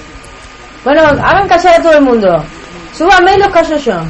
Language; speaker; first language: Spanish; native; Spanish